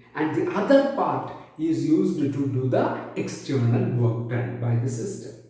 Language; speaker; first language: English; non-native, local second language; Malayalam